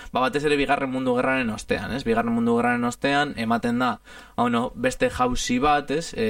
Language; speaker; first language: Basque; non-native, fluent; Italian